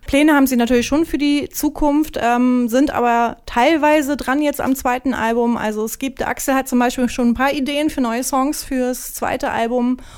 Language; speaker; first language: German; native; German